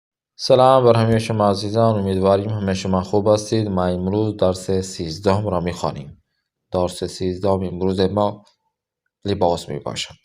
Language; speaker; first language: Persian; non-native, fluent; Urdu